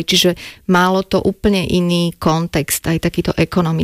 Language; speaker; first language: Slovak; native; Slovak